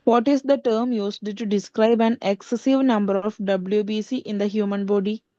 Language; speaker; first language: English; non-native, local second language; Malayalam